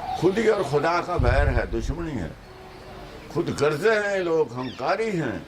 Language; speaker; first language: Hindi; non-native, local second language; Punjabi